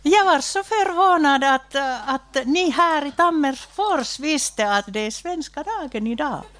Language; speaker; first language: Swedish; non-native, local second language; Finnish